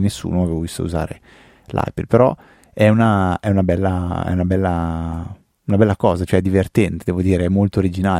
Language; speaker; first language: Italian; native; Italian